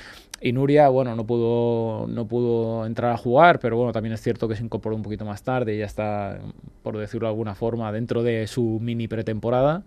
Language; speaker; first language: Spanish; native; Spanish